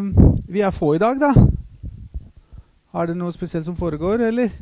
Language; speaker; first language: Norwegian; non-native, fluent; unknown